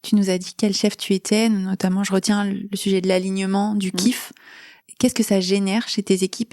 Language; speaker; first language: French; native; French